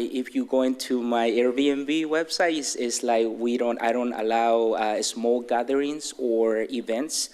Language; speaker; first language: English; non-native, fluent; Spanish